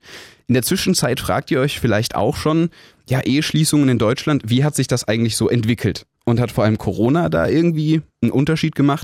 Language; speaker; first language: German; native; German